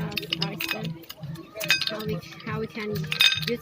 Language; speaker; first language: English; non-native, learner; Thai